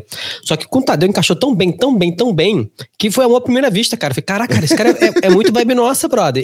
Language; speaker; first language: Portuguese; native; Portuguese